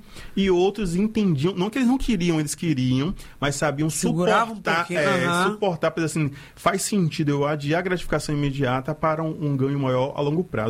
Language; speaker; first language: Portuguese; native; Portuguese